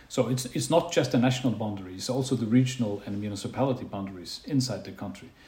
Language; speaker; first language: English; non-native, fluent; Faroese